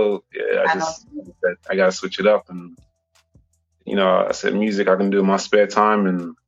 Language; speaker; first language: English; native; English